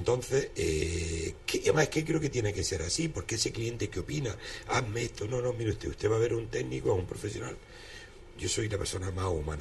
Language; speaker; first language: Spanish; native; Spanish